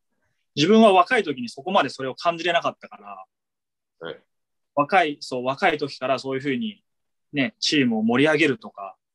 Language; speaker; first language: Japanese; native; Japanese